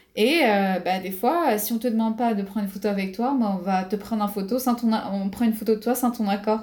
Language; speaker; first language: French; non-native, local second language; Arabic